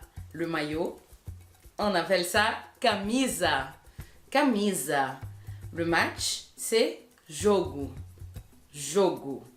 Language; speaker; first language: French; non-native, fluent; Portuguese